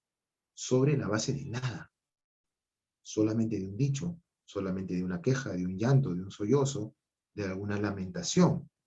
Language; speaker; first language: Spanish; native; Spanish